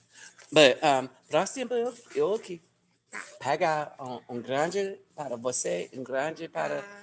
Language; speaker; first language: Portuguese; non-native, learner; English